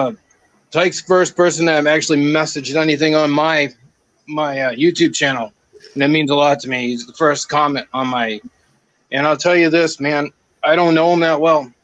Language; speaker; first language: English; native; English